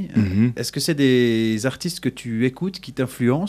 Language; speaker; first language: French; native; French